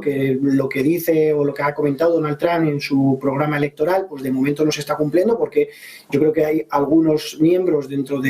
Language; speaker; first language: Spanish; native; Spanish